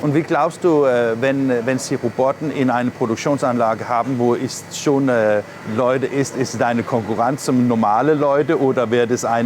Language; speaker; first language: German; non-native, learner; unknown